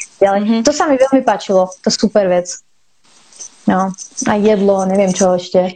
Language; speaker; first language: Slovak; non-native, fluent; Arabic